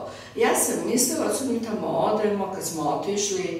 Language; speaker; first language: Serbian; early bilingual, heritage; Serbian